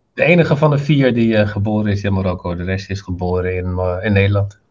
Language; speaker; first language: Dutch; non-native, fluent; Arabic